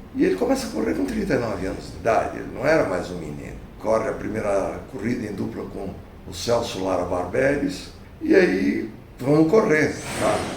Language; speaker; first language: Portuguese; early bilingual, other home language; Italian